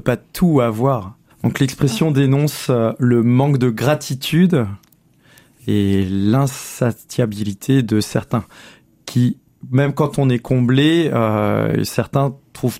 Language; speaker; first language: French; native; French